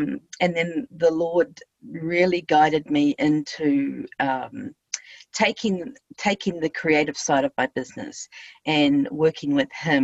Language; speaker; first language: English; native; English